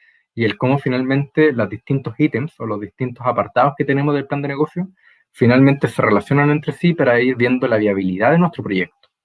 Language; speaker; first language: Spanish; native; Spanish